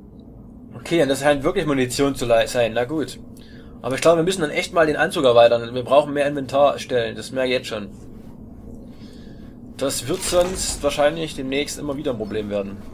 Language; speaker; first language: German; native; German